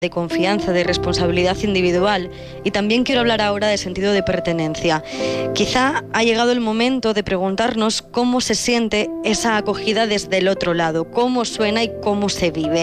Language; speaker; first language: Spanish; non-native, local second language; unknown